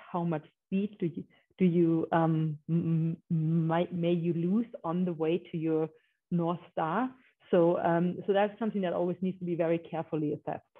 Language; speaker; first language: English; non-native, fluent; German